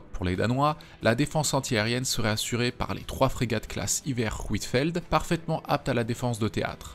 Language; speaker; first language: French; native; French